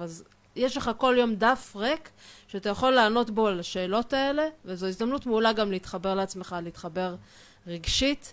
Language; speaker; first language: Hebrew; native; Hebrew